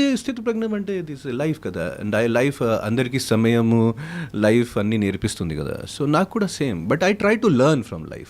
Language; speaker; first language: Telugu; non-native, fluent; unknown